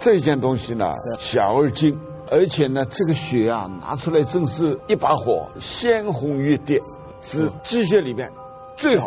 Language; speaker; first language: Chinese; native; Chinese